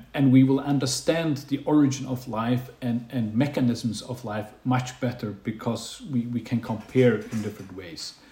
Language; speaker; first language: English; non-native, fluent; Faroese